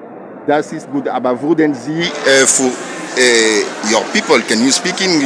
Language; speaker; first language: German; non-native, learner; French